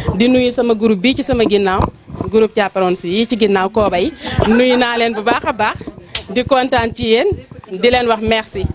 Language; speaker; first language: Wolof; non-native, local second language; Fula